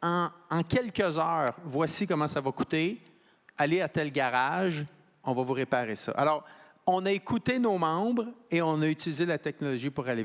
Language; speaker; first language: French; native; French